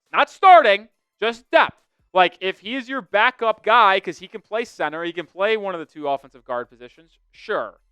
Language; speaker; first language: English; native; English